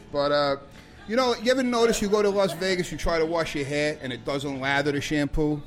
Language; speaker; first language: English; native; English